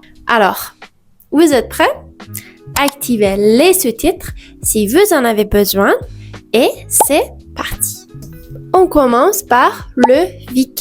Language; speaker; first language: French; non-native, fluent; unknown